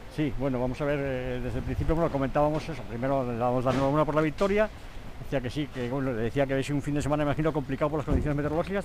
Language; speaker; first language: Spanish; native; Spanish